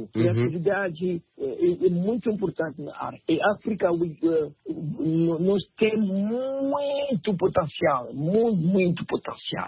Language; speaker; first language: Portuguese; non-native, learner; French